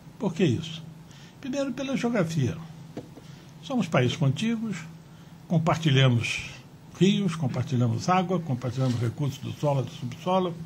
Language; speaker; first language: Portuguese; native; Portuguese